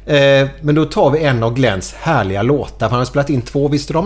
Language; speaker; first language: Swedish; native; Swedish